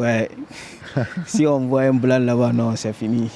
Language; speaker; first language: French; non-native, fluent; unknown